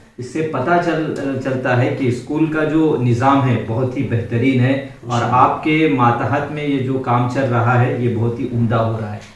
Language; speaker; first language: Urdu; native; Urdu